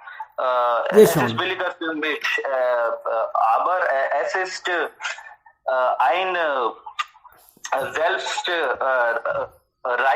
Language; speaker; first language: German; non-native, learner; Hindi